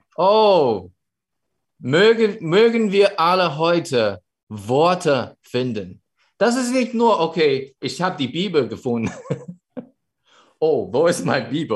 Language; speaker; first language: German; non-native, fluent; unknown